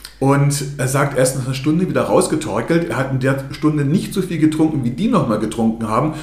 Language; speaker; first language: German; early bilingual, other home language; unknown